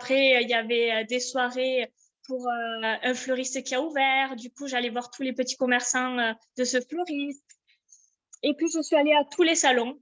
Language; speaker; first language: French; native; French